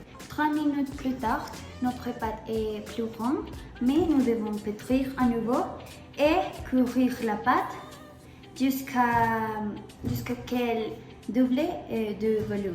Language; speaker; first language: French; non-native, learner; Spanish